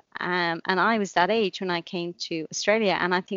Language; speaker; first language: English; native; English